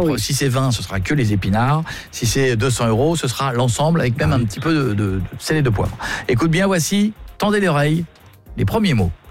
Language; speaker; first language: French; native; French